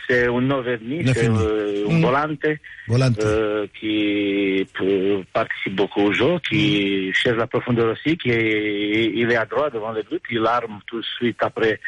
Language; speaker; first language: French; non-native, fluent; Romanian